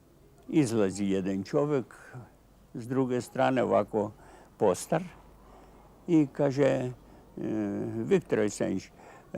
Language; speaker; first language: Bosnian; non-native, fluent; Russian